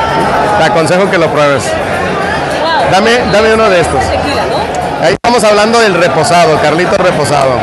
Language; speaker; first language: Spanish; native; Spanish